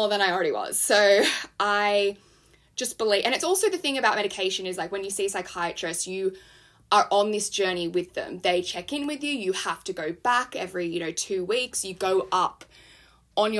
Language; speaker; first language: English; native; English